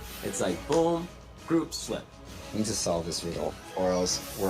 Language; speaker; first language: English; native; English